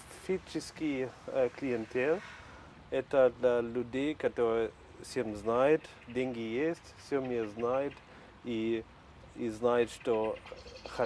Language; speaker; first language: Russian; non-native, learner; Polish